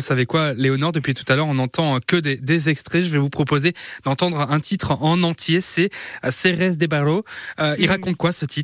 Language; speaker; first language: French; native; French